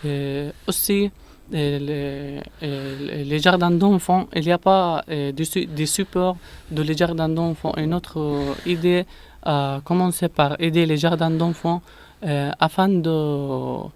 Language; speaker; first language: French; non-native, learner; Arabic